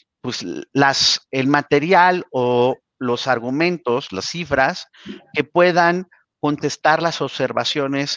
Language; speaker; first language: Spanish; native; Spanish